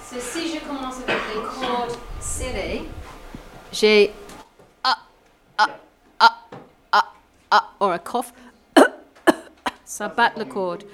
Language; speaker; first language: French; non-native, learner; English